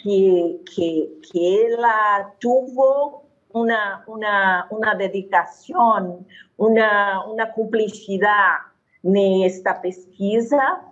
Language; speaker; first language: Spanish; non-native, fluent; Portuguese